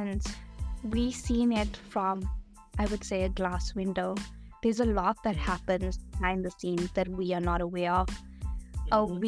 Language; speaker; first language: English; native; English